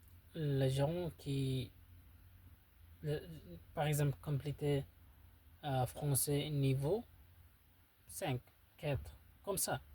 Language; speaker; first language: French; non-native, learner; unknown